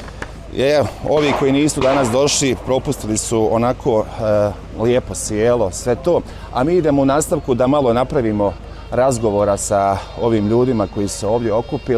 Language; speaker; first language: Croatian; native; Croatian